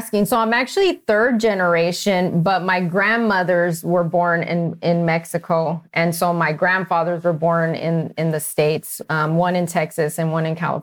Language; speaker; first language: English; native; English